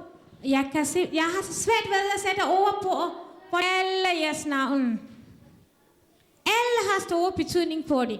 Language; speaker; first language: Danish; non-native, fluent; Tamil